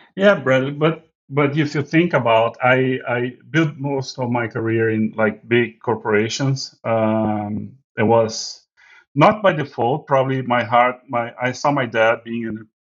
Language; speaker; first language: English; non-native, fluent; Portuguese